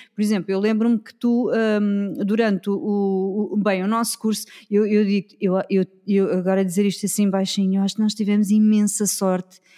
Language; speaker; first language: Portuguese; native; Portuguese